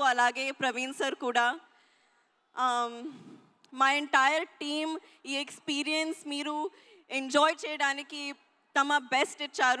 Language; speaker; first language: Telugu; non-native, learner; Hindi